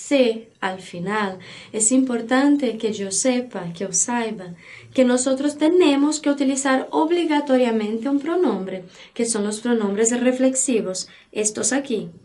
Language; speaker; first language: Spanish; non-native, fluent; Portuguese